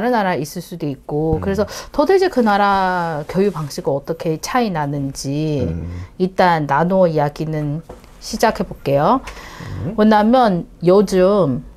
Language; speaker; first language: Korean; non-native, learner; Chinese